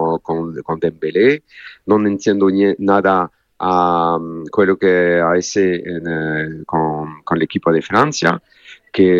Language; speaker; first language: Spanish; non-native, learner; French